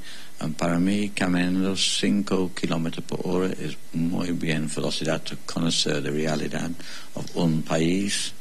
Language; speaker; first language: Spanish; non-native, learner; English